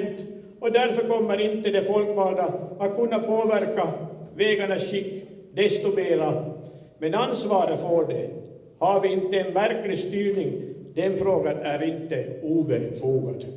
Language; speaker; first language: Swedish; native; Swedish